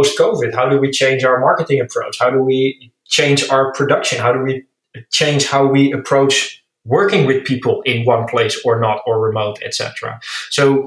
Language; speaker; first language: English; non-native, fluent; Dutch